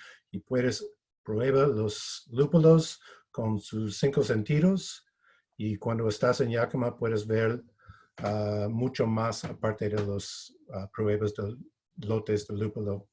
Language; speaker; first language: Spanish; non-native, fluent; English